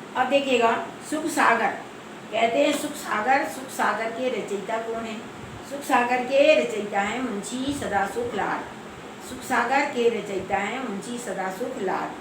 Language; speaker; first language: Hindi; native; Hindi